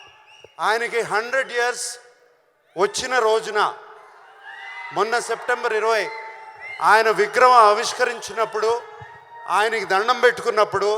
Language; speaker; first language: Telugu; native; Telugu